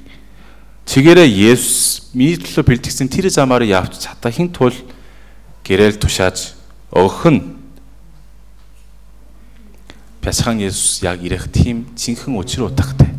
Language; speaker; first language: Mongolian; non-native, fluent; Korean